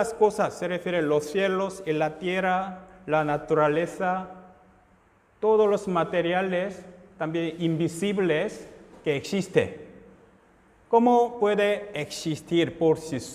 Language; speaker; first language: Spanish; non-native, fluent; Korean